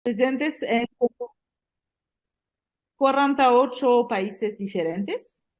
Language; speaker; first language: Spanish; non-native, fluent; French